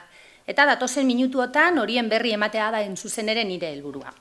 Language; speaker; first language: Basque; native; Basque